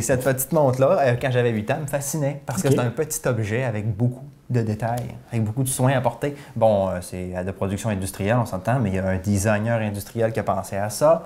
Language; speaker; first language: French; native; French